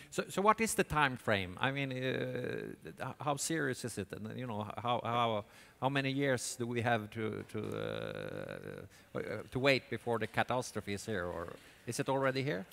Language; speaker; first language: English; non-native, fluent; Swedish